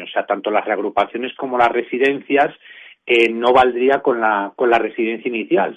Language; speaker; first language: Spanish; native; Spanish